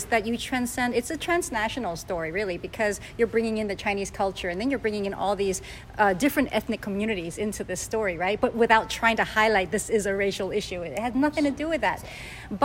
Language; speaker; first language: English; non-native, local second language; Cantonese